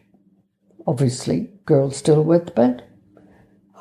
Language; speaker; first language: English; native; English